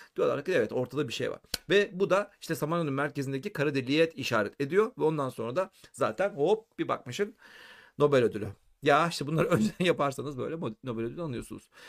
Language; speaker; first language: Turkish; native; Turkish